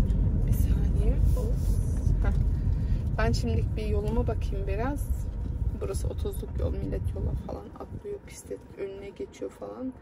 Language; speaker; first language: Turkish; early bilingual, heritage; Turkish